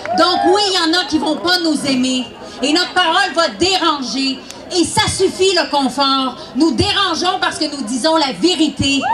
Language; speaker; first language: French; native; French